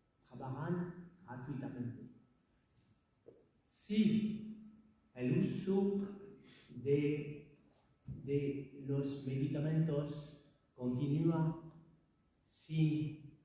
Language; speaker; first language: Spanish; non-native, learner; French